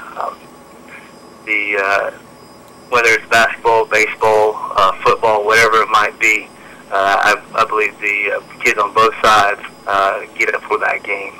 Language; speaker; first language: English; native; English